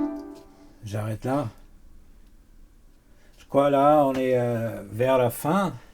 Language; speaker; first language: French; non-native, fluent; English